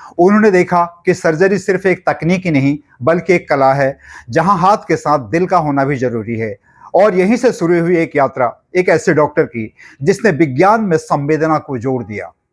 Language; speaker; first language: Hindi; native; Hindi